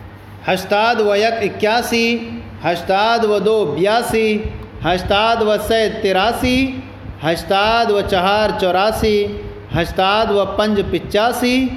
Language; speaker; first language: Persian; non-native, fluent; Urdu